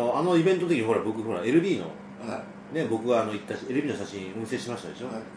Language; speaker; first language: Japanese; native; Japanese